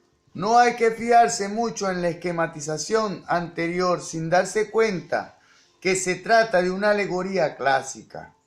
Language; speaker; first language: Spanish; native; Spanish